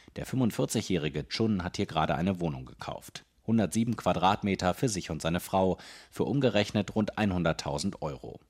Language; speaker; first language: German; native; German